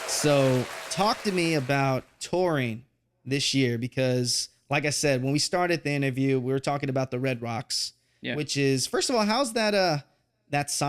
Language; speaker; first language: English; native; English